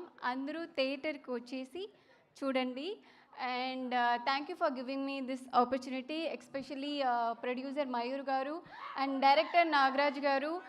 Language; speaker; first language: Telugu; non-native, learner; Tamil